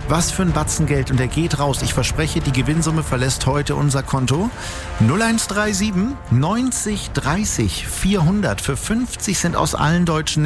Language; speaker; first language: German; native; German